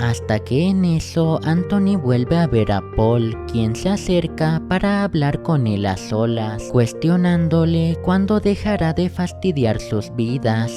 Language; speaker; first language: Spanish; native; Spanish